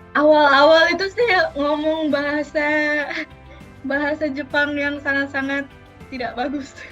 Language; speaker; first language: Indonesian; native; Indonesian